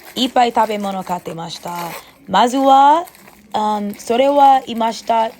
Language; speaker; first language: Japanese; non-native, learner; English